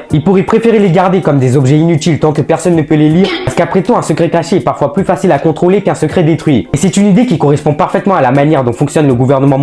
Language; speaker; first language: French; native; French